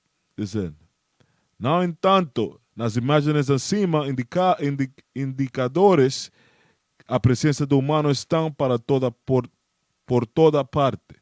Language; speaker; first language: Portuguese; non-native, learner; Spanish